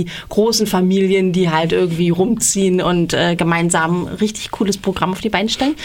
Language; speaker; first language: German; native; German